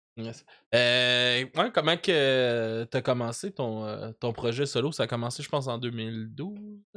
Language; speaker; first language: French; native; French